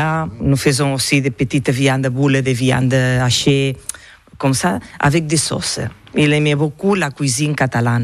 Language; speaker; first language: French; non-native, learner; Catalan